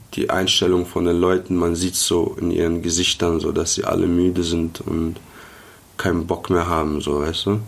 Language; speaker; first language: German; early bilingual, other home language; Arabic